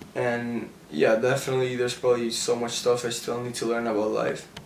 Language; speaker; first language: English; early bilingual, other home language; Spanish